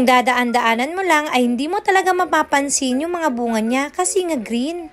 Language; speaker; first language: Filipino; non-native, local second language; Iloko